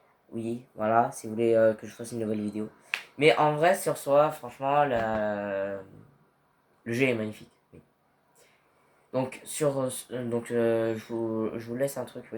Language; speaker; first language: French; native; French